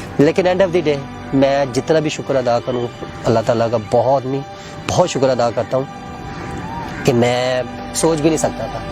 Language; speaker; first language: Urdu; non-native, local second language; Punjabi